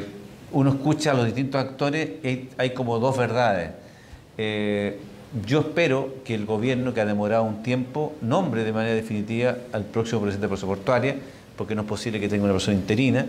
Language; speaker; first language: Spanish; native; Spanish